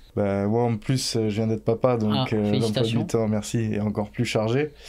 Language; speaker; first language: French; native; French